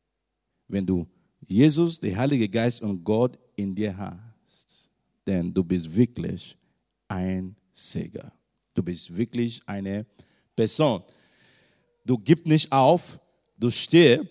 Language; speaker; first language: German; non-native, learner; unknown